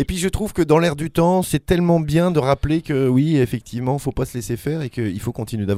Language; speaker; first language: French; native; French